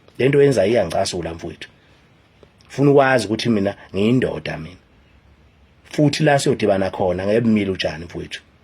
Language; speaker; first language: Zulu; native; Zulu